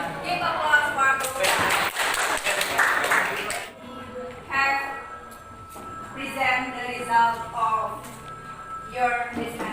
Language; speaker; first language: English; non-native, learner; Indonesian